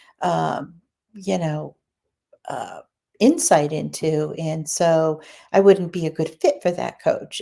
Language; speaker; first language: English; native; English